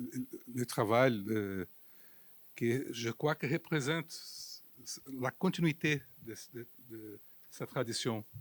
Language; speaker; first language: French; non-native, fluent; Portuguese